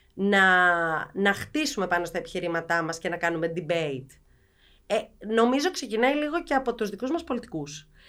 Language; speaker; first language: Greek; native; Greek